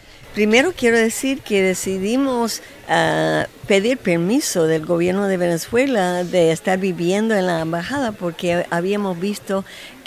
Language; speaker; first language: Spanish; non-native, fluent; English